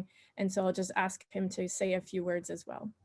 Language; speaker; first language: English; native; English